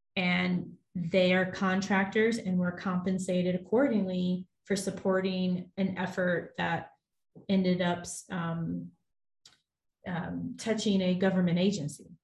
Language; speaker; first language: English; native; English